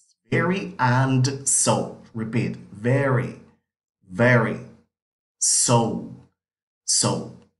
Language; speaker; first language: English; non-native, fluent; Spanish